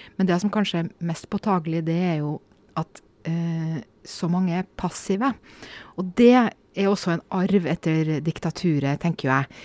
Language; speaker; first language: Norwegian; native; Norwegian